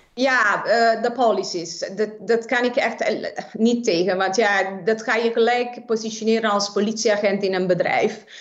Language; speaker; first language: Dutch; non-native, fluent; Italian